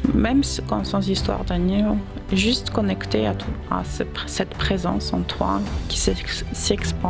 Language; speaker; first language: French; native; French